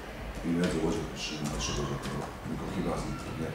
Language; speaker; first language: Hungarian; non-native, learner; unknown